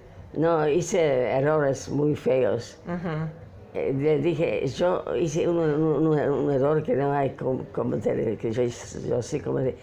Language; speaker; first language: Spanish; non-native, fluent; Polish